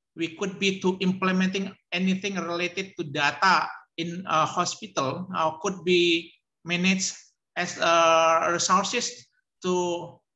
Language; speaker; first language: English; non-native, learner; Indonesian